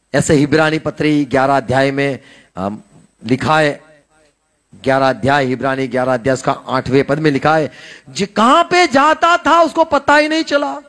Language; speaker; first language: Hindi; non-native, local second language; Gujarati